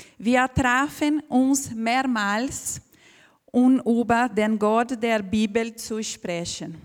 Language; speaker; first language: German; non-native, fluent; Portuguese